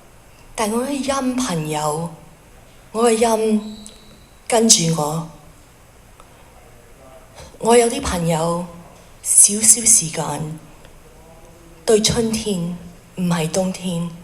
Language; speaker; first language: Cantonese; early bilingual, heritage; Cantonese